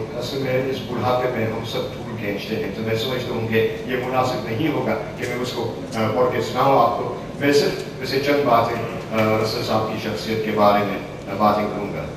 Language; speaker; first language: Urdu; non-native, fluent; English